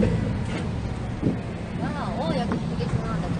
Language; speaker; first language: Korean; non-native, fluent; Chinese